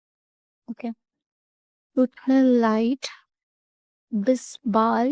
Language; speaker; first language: German; non-native, learner; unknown